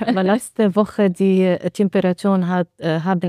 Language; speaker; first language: German; non-native, learner; Arabic